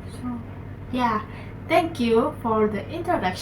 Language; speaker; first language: English; non-native, learner; Indonesian